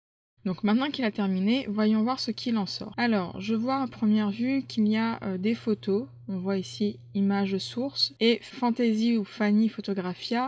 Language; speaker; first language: French; native; French